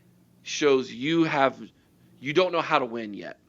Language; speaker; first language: English; native; English